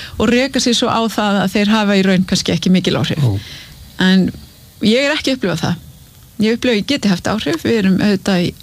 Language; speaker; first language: Icelandic; native; Icelandic